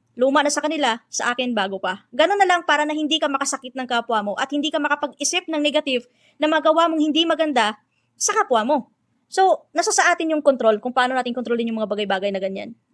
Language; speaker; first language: Filipino; non-native, local second language; Hiligaynon